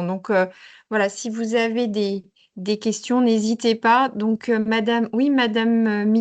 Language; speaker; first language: French; native; French